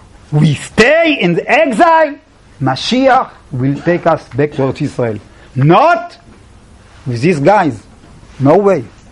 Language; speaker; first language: English; non-native, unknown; Hebrew